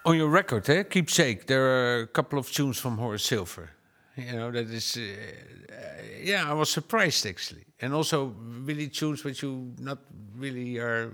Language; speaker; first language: English; non-native, fluent; Dutch